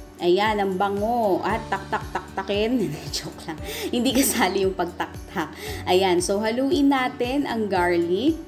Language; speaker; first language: Filipino; non-native, local second language; Iloko